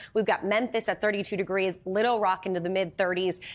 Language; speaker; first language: English; native; English